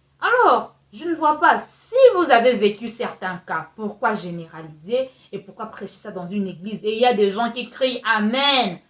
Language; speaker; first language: French; non-native, local second language; Lingala